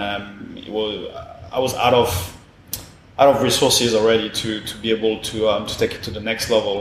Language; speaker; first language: English; non-native, fluent; French